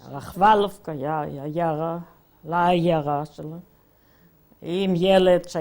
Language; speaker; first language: Hebrew; non-native, fluent; Yiddish